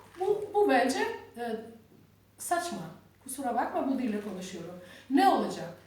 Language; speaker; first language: Turkish; non-native, learner; Albanian